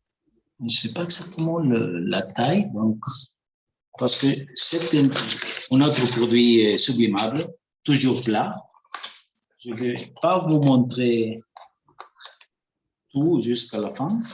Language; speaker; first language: French; non-native, fluent; Spanish